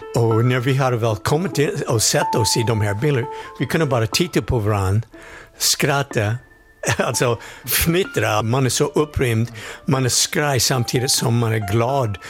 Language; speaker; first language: Swedish; non-native, fluent; English